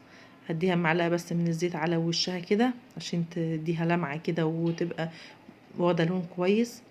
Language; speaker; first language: Arabic; native; Arabic